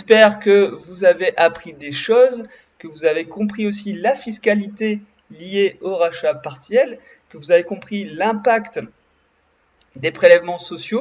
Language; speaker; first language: French; native; French